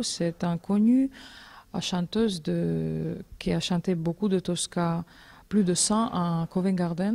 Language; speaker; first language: French; non-native, learner; Georgian